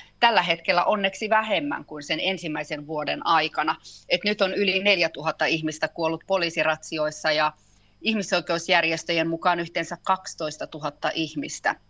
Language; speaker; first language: Finnish; native; Finnish